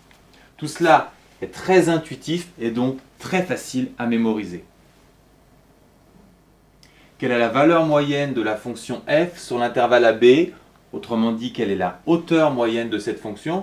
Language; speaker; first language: French; native; French